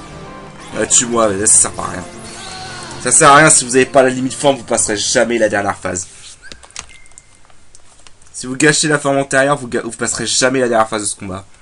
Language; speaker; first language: French; native; French